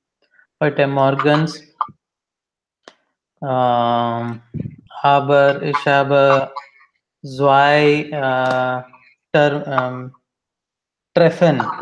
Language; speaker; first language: German; non-native, learner; Hindi